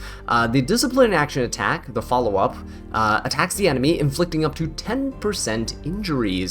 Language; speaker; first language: English; native; English